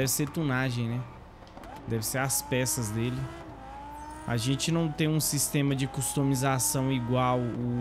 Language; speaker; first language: Portuguese; native; Portuguese